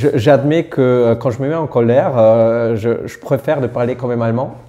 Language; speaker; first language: French; non-native, fluent; German